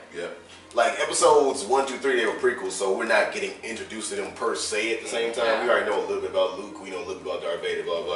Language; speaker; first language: English; native; English